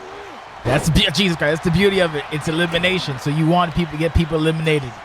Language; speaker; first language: English; native; English